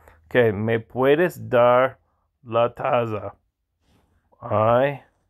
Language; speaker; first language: Spanish; non-native, learner; English